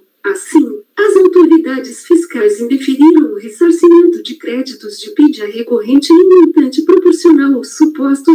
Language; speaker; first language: Portuguese; native; Portuguese